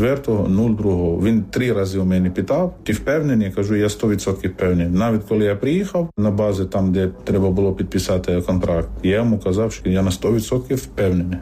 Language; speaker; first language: Ukrainian; non-native, fluent; Arabic